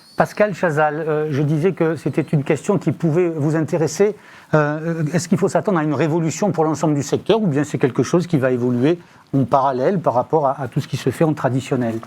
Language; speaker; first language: French; native; French